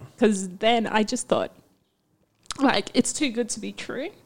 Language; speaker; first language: English; early bilingual, other home language; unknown